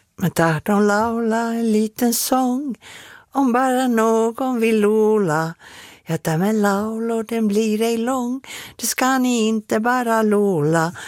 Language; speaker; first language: Swedish; native; Swedish